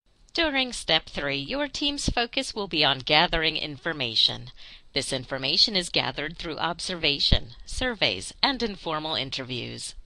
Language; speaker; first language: English; native; English